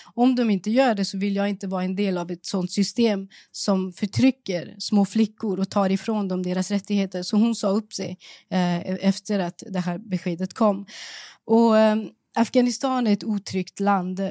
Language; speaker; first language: Swedish; early bilingual, other home language; Persian